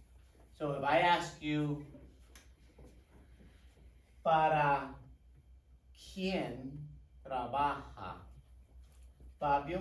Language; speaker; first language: Spanish; non-native, fluent; English